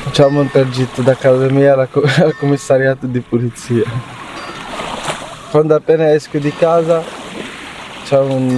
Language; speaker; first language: Italian; non-native, learner; Arabic